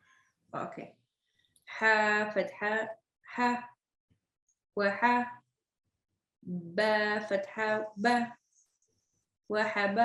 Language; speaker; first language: Arabic; non-native, learner; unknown